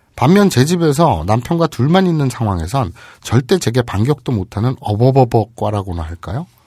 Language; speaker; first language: Korean; native; Korean